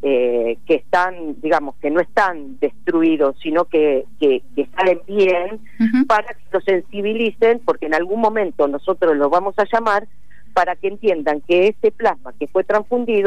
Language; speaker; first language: Spanish; native; Spanish